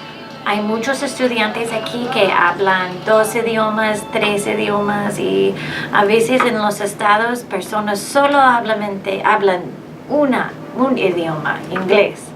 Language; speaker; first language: Spanish; non-native, fluent; English